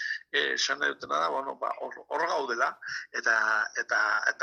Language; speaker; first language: Basque; native; Basque